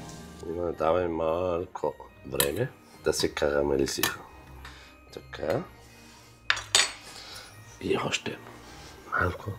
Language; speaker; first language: Bulgarian; non-native, fluent; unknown